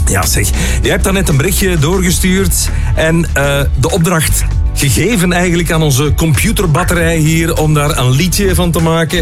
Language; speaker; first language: Dutch; native; Dutch